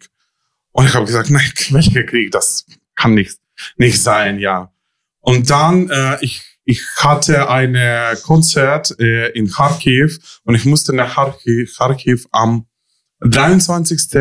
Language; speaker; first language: German; non-native, learner; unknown